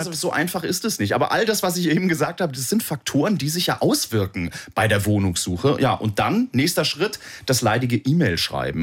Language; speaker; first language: German; native; German